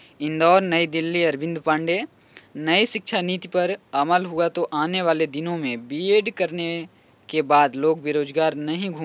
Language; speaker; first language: Hindi; native; Hindi